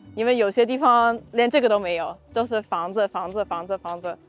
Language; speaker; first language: Chinese; non-native, fluent; English